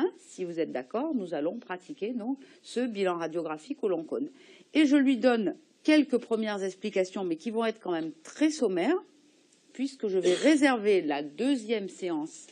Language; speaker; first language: French; native; French